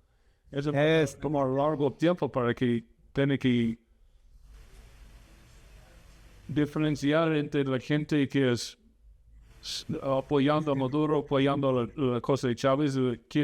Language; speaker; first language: Spanish; non-native, fluent; English